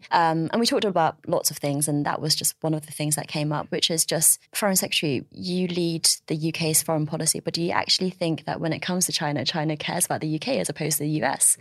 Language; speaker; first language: English; early bilingual, other home language; Chinese